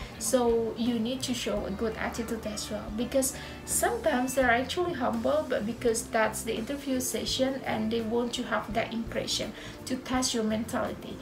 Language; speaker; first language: English; non-native, fluent; Indonesian